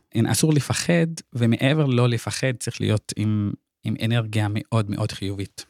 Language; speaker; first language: Hebrew; non-native, local second language; Arabic